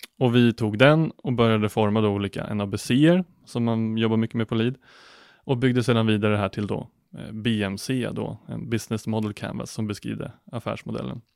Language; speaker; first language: Swedish; native; Swedish